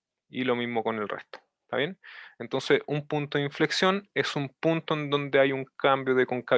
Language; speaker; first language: Spanish; native; Spanish